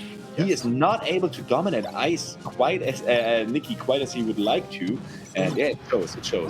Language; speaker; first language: English; non-native, fluent; German